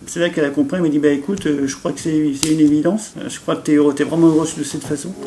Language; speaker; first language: French; native; French